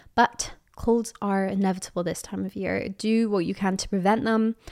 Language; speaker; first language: English; native; English